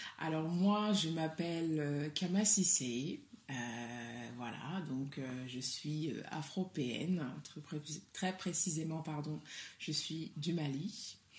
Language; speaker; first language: French; early bilingual, other home language; Soninke